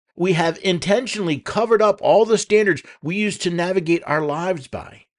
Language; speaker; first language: English; native; English